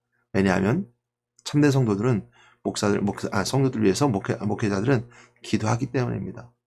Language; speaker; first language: Korean; native; Korean